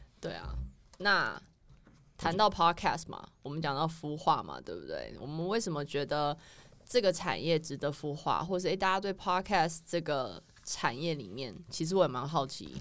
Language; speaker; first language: Chinese; native; Chinese